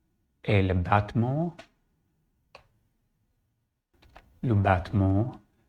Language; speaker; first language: French; non-native, learner; Arabic